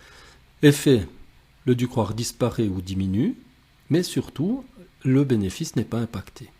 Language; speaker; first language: French; native; French